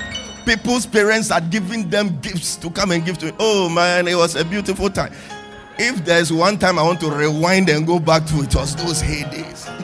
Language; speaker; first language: English; non-native, local second language; Akan